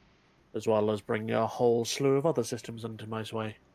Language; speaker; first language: English; native; English